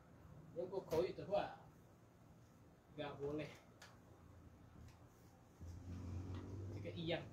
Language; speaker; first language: Chinese; non-native, learner; Indonesian